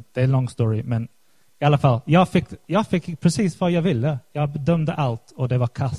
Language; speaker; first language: Swedish; non-native, fluent; English